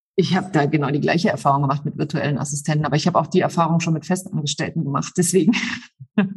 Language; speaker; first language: German; native; German